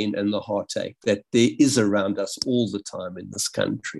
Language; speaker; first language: English; native; English